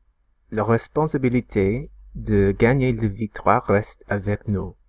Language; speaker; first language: French; non-native, learner; English